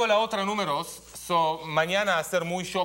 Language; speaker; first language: Spanish; non-native, learner; Hebrew